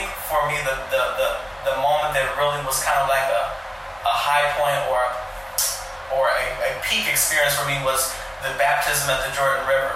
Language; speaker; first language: English; native; English